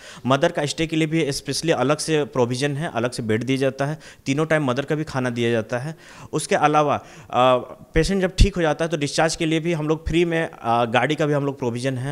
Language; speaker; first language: Hindi; native; Hindi